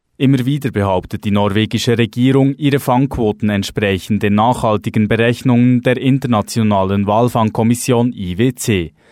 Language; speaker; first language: German; native; German